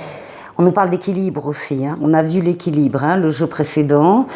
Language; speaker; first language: French; native; French